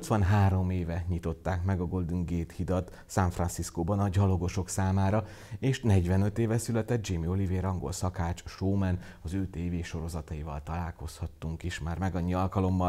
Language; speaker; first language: Hungarian; native; Hungarian